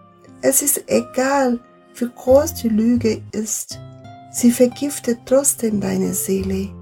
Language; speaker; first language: German; non-native, fluent; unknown